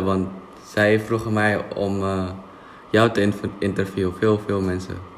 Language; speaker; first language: Dutch; non-native, fluent; Indonesian